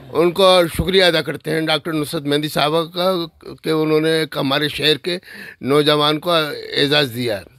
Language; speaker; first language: Hindi; native; Hindi